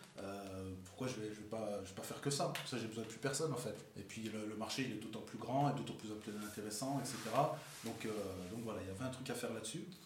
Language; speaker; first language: French; native; French